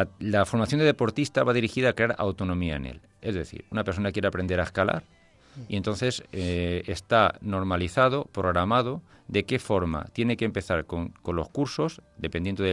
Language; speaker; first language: Spanish; native; Spanish